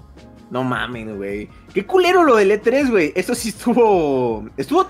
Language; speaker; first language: Spanish; native; Spanish